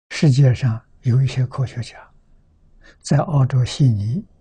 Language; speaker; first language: Chinese; native; Chinese